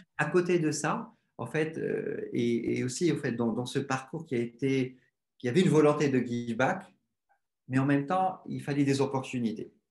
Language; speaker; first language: French; non-native, local second language; Arabic